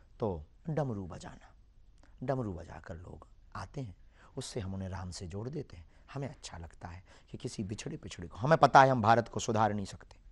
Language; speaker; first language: Hindi; native; Hindi